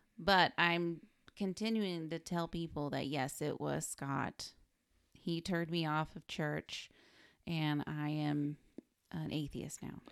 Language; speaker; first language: English; native; English